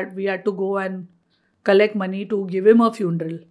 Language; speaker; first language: Hindi; native; Hindi